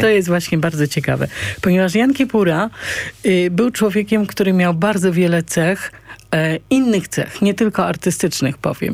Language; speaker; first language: Polish; native; Polish